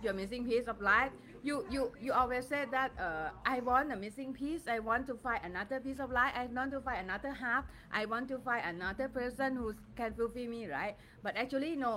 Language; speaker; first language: English; non-native, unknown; Thai